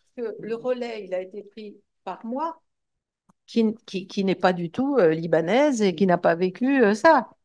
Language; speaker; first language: French; native; French